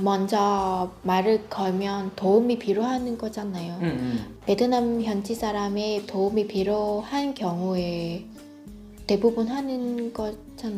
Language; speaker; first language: Korean; non-native, fluent; Vietnamese